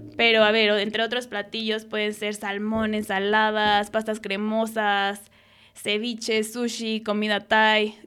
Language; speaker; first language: Spanish; native; Spanish